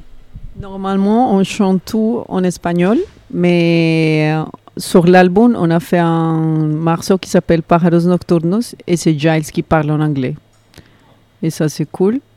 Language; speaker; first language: French; non-native, fluent; Spanish